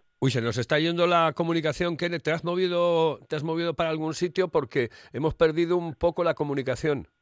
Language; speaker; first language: Spanish; native; Spanish